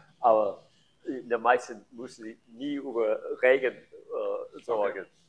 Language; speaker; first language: German; non-native, learner; English